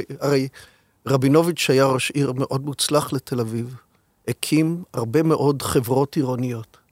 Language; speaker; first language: Hebrew; native; Hebrew